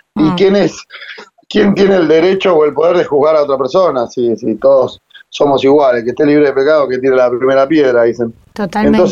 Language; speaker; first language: Spanish; native; Spanish